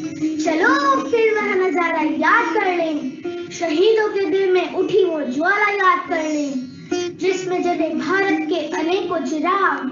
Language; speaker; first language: Hindi; native; Hindi